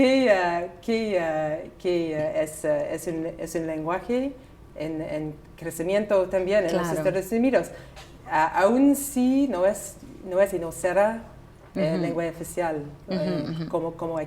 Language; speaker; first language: Spanish; non-native, learner; English